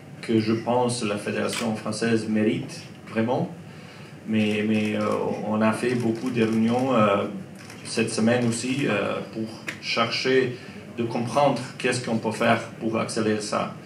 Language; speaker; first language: French; non-native, learner; Croatian